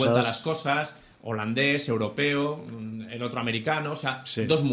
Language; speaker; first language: Spanish; native; Spanish